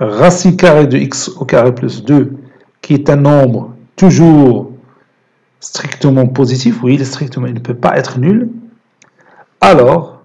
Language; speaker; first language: French; non-native, local second language; Arabic